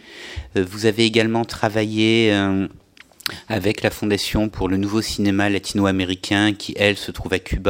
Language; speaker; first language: French; native; French